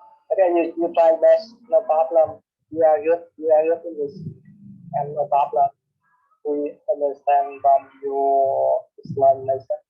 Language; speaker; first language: English; non-native, learner; Vietnamese